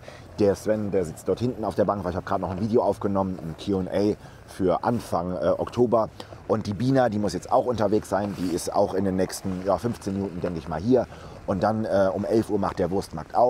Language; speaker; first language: German; native; German